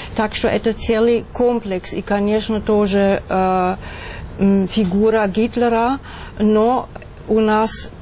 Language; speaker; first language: Russian; non-native, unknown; German